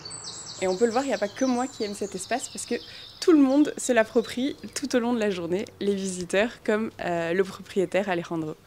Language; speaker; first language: French; native; French